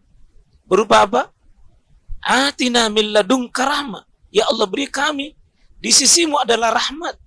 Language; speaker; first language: Indonesian; native; Indonesian